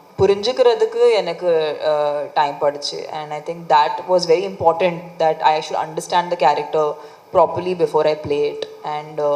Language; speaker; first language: Tamil; non-native, fluent; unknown